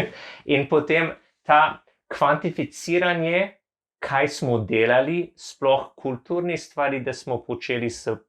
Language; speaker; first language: Slovenian; non-native, learner; English